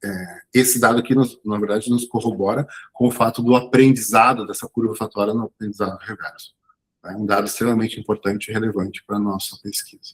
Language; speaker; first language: Portuguese; native; Portuguese